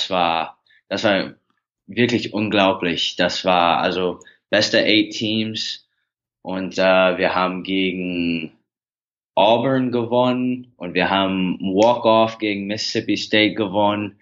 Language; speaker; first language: German; early bilingual, heritage; English